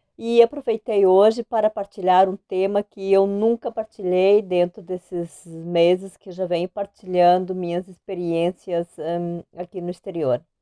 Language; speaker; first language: Portuguese; native; Portuguese